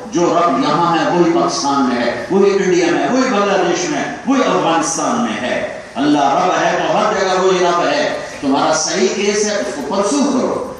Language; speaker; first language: Urdu; non-native, local second language; Punjabi